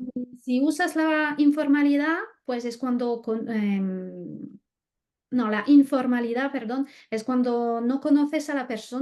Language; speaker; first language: Spanish; non-native, fluent; French